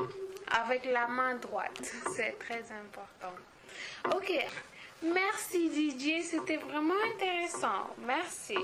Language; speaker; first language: French; non-native, local second language; Wolof